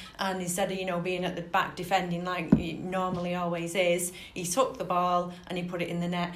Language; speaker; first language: English; native; English